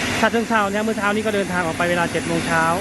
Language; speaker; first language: Thai; native; Thai